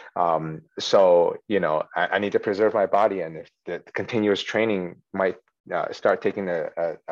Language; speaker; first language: English; early bilingual, other home language; Chinese